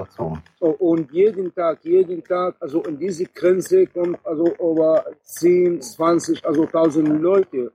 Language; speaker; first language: German; non-native, learner; Arabic